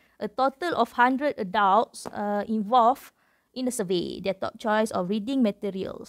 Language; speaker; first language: English; non-native, local second language; Malay